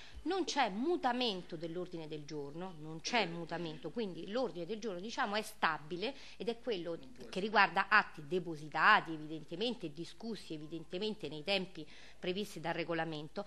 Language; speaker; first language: Italian; native; Italian